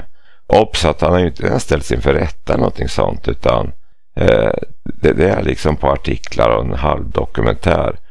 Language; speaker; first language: Swedish; native; Swedish